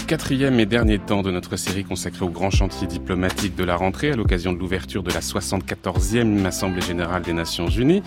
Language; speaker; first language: French; native; French